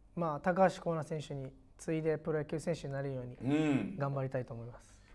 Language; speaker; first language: Japanese; native; Japanese